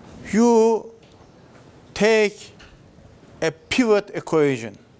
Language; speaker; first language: English; non-native, fluent; Turkish